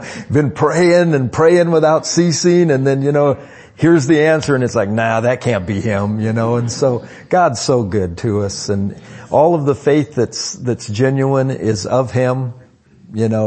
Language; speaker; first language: English; native; English